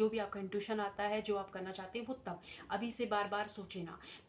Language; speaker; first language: Hindi; native; Hindi